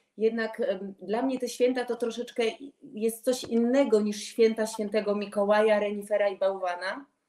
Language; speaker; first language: Polish; native; Polish